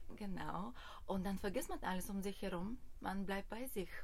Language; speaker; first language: German; non-native, fluent; Bulgarian